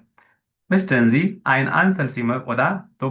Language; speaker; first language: German; non-native, fluent; Tigrinya